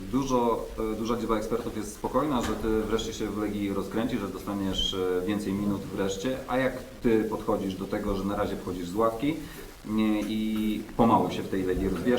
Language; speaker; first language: Polish; native; Polish